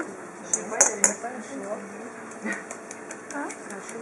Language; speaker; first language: French; native; French